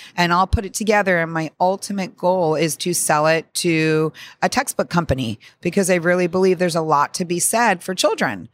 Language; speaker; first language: English; native; English